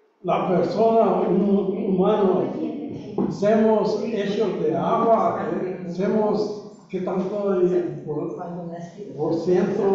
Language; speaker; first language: Spanish; non-native, learner; English